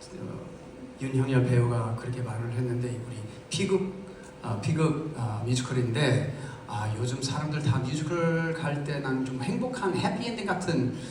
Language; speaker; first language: Korean; non-native, fluent; English